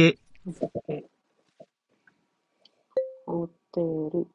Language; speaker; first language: Japanese; non-native, learner; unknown